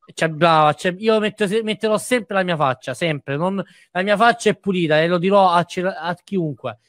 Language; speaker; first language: Italian; native; Italian